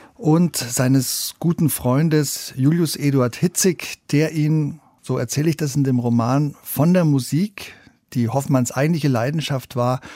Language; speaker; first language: German; native; German